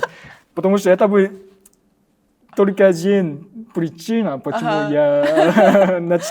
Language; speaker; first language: Russian; non-native, learner; Japanese